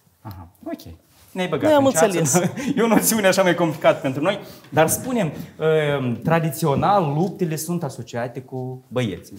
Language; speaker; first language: Romanian; native; Romanian